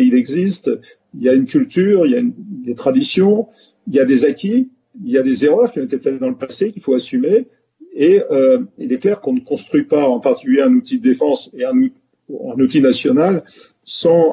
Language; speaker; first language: French; native; French